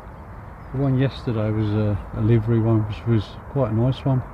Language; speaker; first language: English; native; English